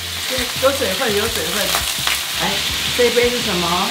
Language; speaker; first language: Chinese; native; Chinese